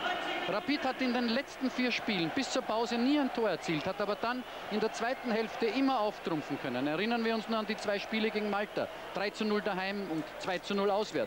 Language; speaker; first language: German; native; German